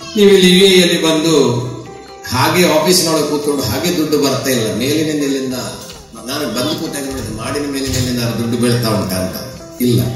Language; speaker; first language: Kannada; non-native, local second language; Tulu